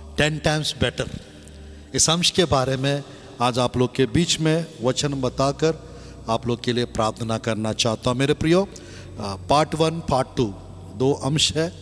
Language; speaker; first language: Hindi; non-native, local second language; Telugu